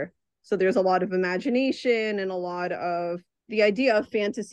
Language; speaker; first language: English; native; English